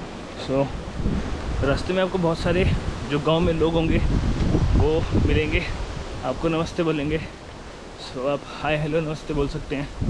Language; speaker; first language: Hindi; native; Hindi